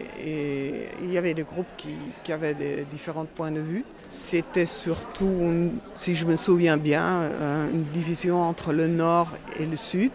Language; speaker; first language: French; non-native, fluent; Dutch